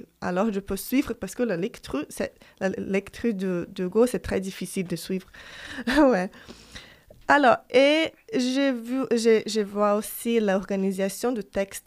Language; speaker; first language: French; non-native, fluent; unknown